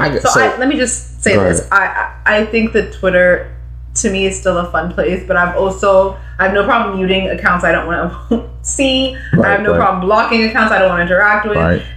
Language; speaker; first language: English; non-native, local second language; Swahili